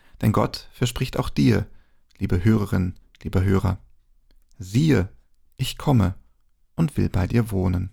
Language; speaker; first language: German; native; German